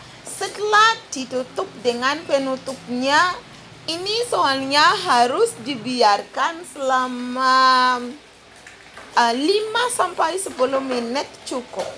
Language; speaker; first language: Indonesian; non-native, fluent; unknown